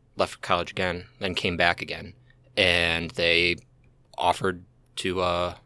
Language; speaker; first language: English; native; English